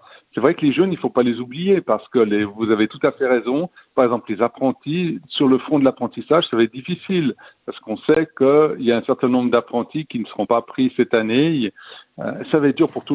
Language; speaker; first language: French; native; French